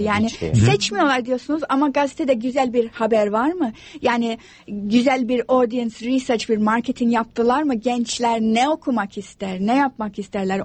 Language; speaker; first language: Turkish; non-native, fluent; English